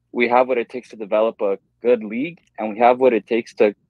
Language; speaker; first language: English; native; English